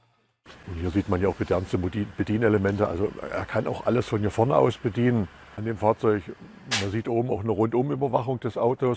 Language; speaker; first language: German; native; German